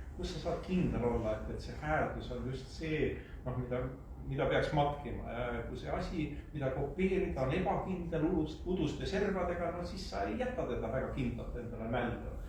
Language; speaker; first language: Estonian; native; Estonian